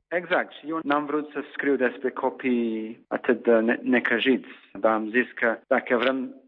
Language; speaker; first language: Romanian; non-native, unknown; English